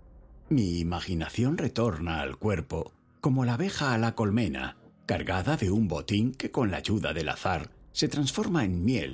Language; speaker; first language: Spanish; native; Spanish